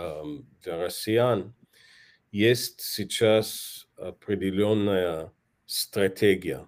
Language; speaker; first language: Russian; non-native, fluent; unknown